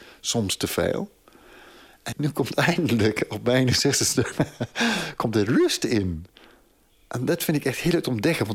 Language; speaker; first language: Dutch; non-native, fluent; English